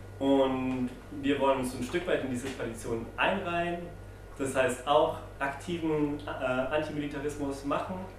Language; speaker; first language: German; native; German